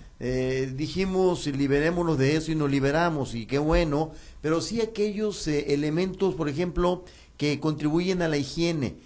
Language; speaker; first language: Spanish; native; Spanish